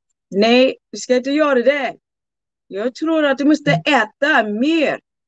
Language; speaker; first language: Swedish; non-native, learner; English